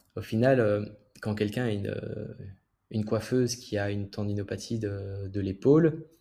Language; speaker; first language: French; native; French